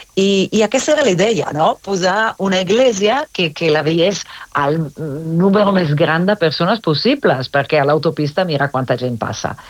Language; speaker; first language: Catalan; non-native, fluent; Italian